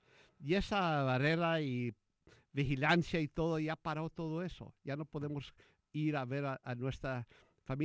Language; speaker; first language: Spanish; early bilingual, heritage; Spanish